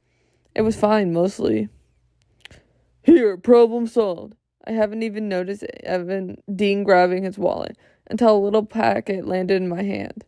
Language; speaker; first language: English; native; English